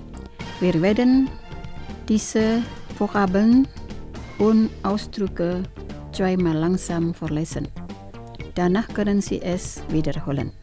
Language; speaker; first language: German; non-native, fluent; Indonesian